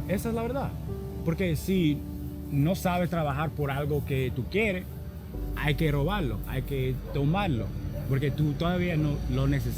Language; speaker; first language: Spanish; non-native, learner; English